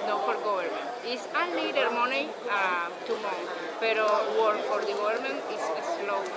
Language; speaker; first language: English; non-native, learner; Spanish